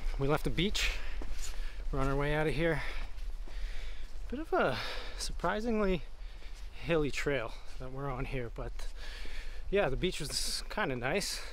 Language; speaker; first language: English; native; English